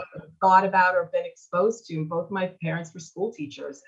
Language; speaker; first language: English; native; English